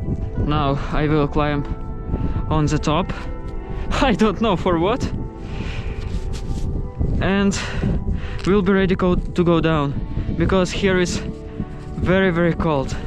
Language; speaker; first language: English; non-native, learner; Russian